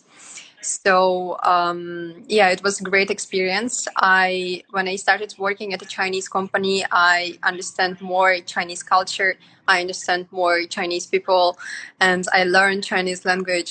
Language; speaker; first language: English; non-native, fluent; Yakut